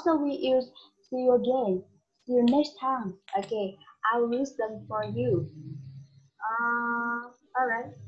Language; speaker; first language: English; non-native, learner; Vietnamese